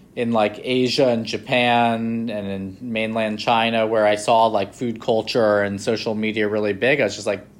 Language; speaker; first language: English; native; English